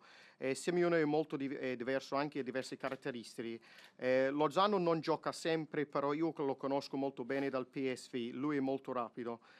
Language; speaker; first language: Italian; non-native, fluent; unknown